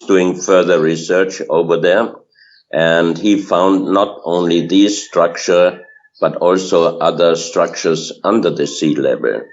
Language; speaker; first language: English; non-native, fluent; German